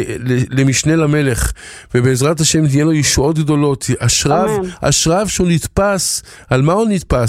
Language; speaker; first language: Hebrew; native; Hebrew